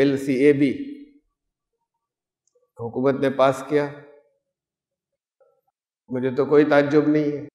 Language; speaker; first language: Urdu; native; Urdu